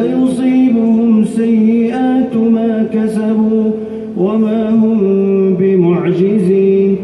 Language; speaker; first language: Arabic; native; Arabic